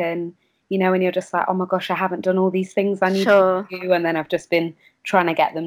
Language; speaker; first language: English; native; English